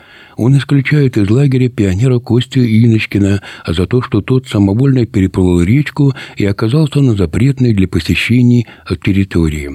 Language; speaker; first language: Russian; native; Russian